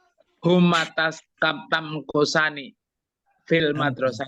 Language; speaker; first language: Arabic; non-native, learner; Indonesian